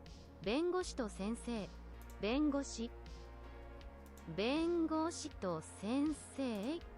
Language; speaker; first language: Japanese; non-native, learner; English